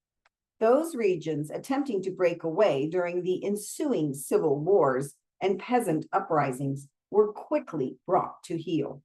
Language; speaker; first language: English; native; English